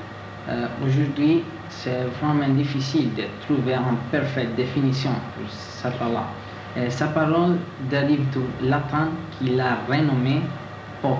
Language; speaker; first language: French; non-native, learner; Italian